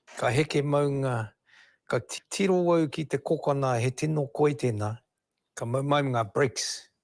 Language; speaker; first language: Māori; non-native, local second language; Cantonese